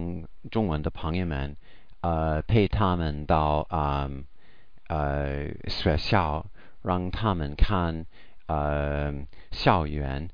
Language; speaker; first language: Chinese; non-native, learner; English